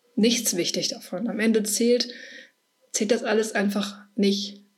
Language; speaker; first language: German; native; German